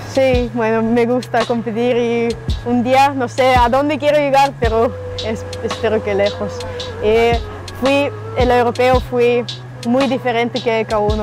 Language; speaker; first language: Spanish; non-native, learner; German